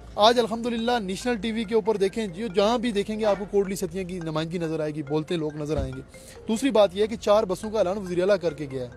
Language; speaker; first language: Urdu; non-native, local second language; Punjabi